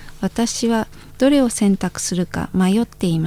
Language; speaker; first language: Japanese; non-native, fluent; Indonesian